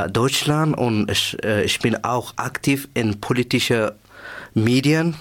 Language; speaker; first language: German; non-native, learner; Persian